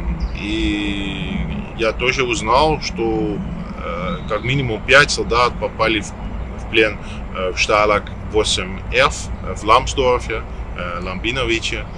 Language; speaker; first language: Russian; non-native, fluent; Dutch